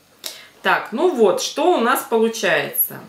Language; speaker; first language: Russian; native; Russian